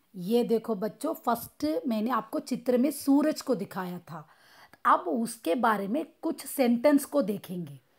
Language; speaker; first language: Hindi; non-native, local second language; Tamil